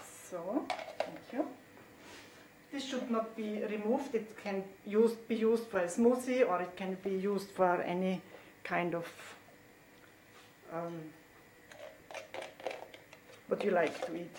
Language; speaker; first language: English; non-native, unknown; German